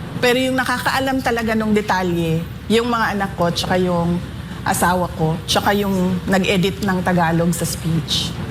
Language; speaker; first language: Filipino; non-native, local second language; Cebuano